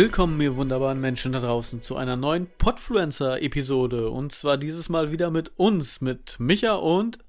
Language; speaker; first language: German; native; German